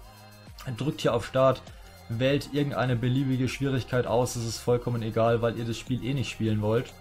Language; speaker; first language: German; native; German